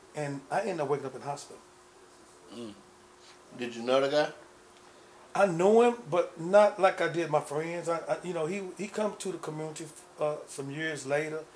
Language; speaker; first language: English; native; English